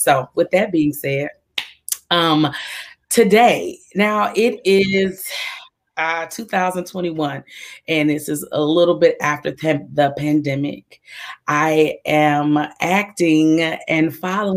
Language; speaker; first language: English; native; English